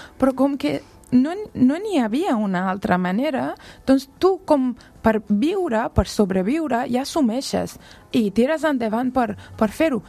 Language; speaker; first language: Catalan; non-native, fluent; Persian